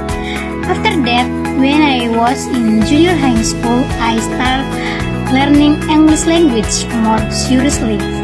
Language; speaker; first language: English; non-native, learner; Indonesian